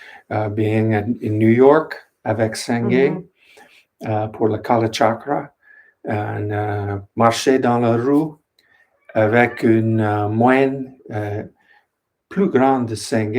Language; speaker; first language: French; non-native, learner; English